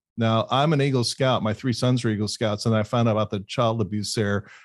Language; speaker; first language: English; native; English